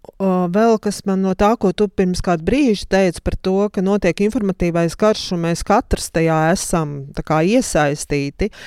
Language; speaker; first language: Latvian; native; Latvian